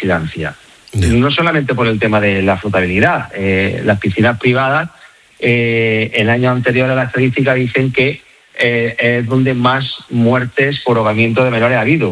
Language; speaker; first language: Spanish; native; Spanish